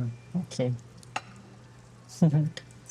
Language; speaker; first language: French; non-native, fluent; Portuguese